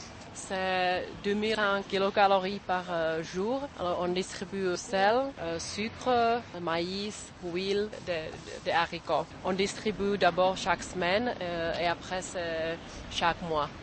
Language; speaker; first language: French; non-native, fluent; Czech